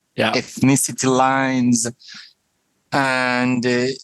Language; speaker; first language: English; non-native, fluent; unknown